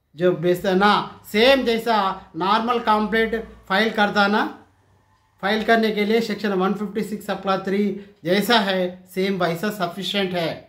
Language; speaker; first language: Hindi; non-native, local second language; Telugu